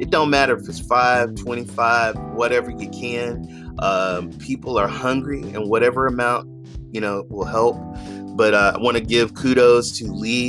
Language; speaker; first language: English; native; English